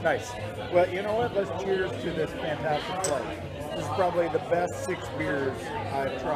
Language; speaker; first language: English; native; English